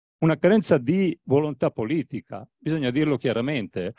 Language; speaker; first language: Italian; native; Italian